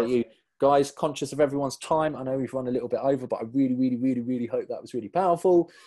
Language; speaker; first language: English; native; English